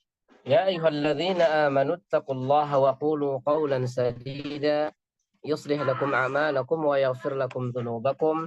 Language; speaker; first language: Arabic; non-native, fluent; Indonesian